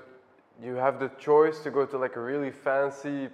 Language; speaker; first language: English; non-native, fluent; Dutch